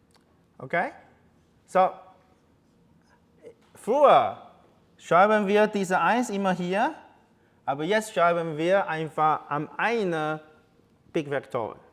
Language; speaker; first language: German; non-native, learner; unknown